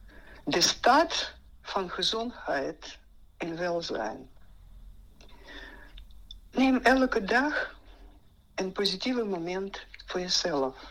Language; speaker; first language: Dutch; non-native, fluent; Russian